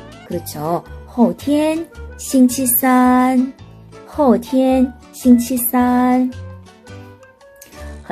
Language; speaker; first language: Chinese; non-native, fluent; Korean